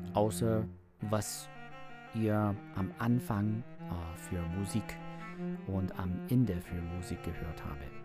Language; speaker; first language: German; non-native, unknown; English